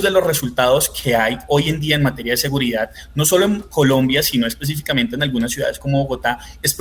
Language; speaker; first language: Spanish; native; Spanish